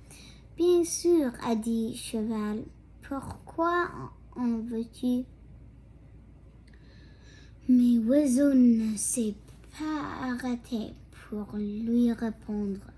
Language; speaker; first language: French; non-native, local second language; English